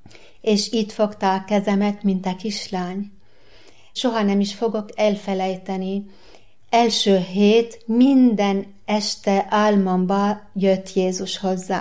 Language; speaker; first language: Hungarian; non-native, learner; Arabic